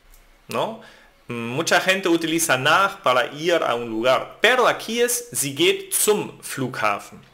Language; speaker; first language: Spanish; non-native, fluent; German